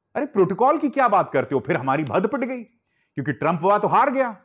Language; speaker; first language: Hindi; native; Hindi